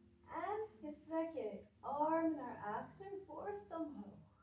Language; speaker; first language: Dutch; non-native, fluent; Latvian